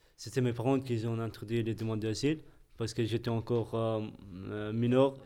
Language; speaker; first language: French; non-native, fluent; Persian